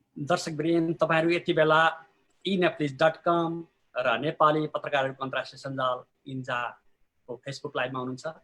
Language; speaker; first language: Nepali; native; Nepali